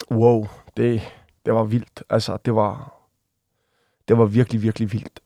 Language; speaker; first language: Danish; early bilingual, other home language; Arabic